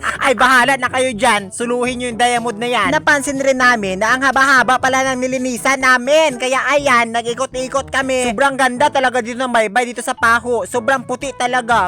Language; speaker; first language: Filipino; non-native, local second language; Masbatenyo